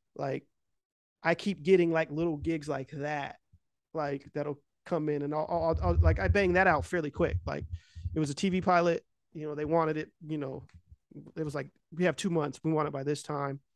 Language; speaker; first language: English; native; English